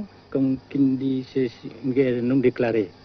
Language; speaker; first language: French; non-native, fluent; Vietnamese